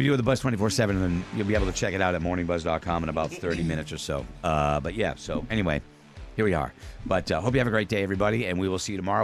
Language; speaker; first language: English; native; English